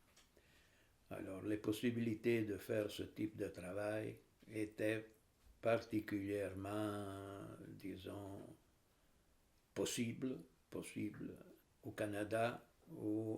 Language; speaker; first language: French; non-native, fluent; Italian